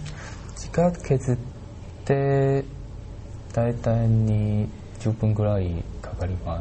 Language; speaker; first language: Japanese; non-native, learner; Chinese